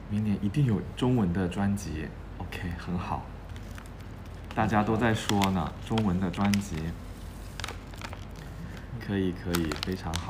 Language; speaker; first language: Chinese; non-native, fluent; Thai